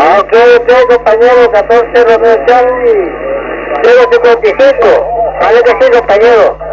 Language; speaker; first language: Spanish; native; Spanish